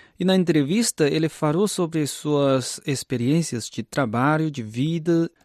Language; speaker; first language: Portuguese; non-native, fluent; Chinese